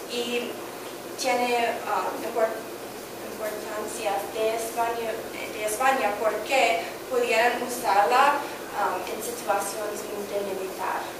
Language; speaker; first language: Spanish; non-native, learner; English